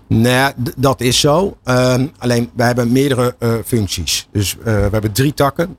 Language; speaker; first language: Dutch; native; Dutch